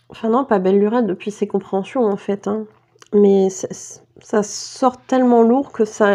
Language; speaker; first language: French; native; French